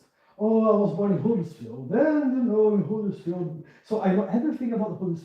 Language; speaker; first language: English; non-native, fluent; Portuguese